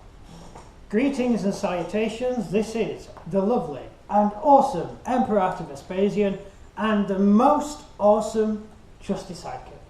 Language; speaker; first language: English; native; English